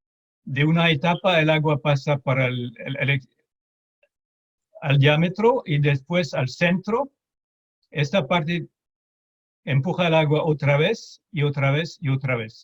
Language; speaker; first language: Spanish; non-native, fluent; French